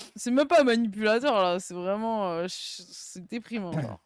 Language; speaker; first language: French; native; French